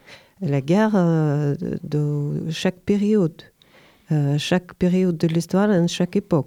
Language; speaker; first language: French; non-native, learner; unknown